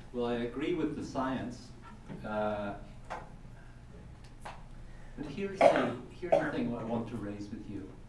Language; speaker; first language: English; native; English